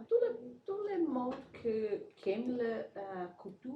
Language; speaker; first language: French; non-native, learner; Portuguese